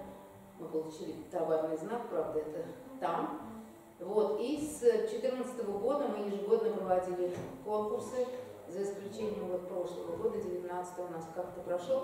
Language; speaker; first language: Russian; native; Russian